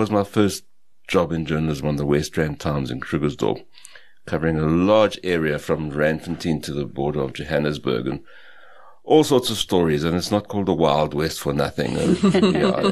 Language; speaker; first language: English; native; English